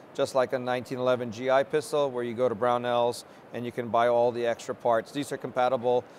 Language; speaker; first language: English; non-native, local second language; Filipino